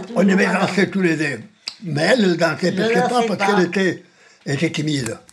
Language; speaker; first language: French; non-native, fluent; Spanish